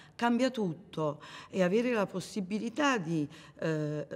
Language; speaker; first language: Italian; native; Italian